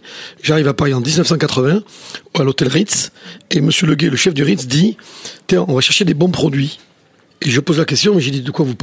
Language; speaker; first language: French; native; French